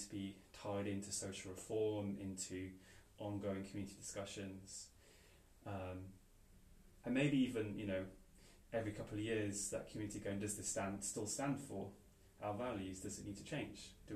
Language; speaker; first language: English; native; English